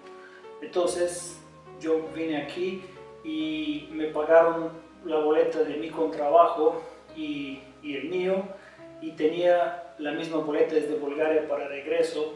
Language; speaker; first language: Spanish; non-native, fluent; Bulgarian